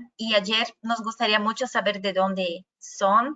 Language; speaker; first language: Spanish; non-native, fluent; Portuguese